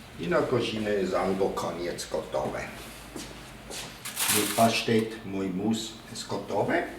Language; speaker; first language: Polish; non-native, learner; German